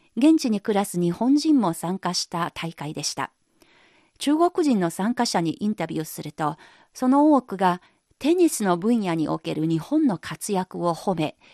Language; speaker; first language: Japanese; non-native, fluent; Chinese